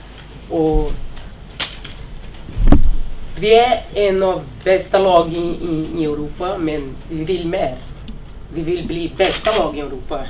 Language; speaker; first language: Swedish; non-native, fluent; Portuguese